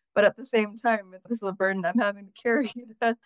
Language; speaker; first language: English; native; English